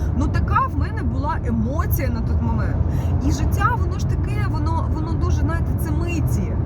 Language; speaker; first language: Ukrainian; non-native, local second language; Russian